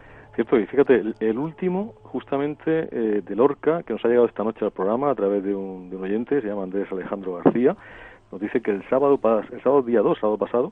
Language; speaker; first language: Spanish; native; Spanish